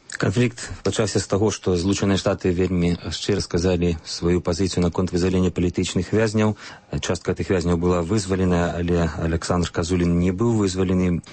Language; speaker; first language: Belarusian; native; Belarusian